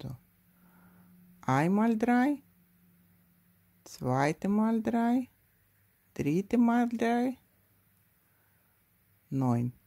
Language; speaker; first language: German; non-native, learner; Russian